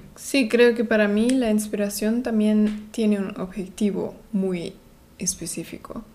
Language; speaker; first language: Spanish; non-native, fluent; German